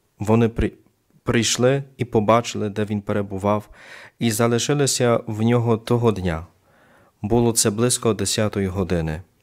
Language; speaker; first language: Ukrainian; native; Ukrainian